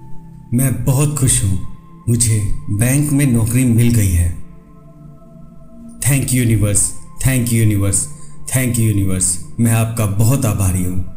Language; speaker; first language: Hindi; native; Hindi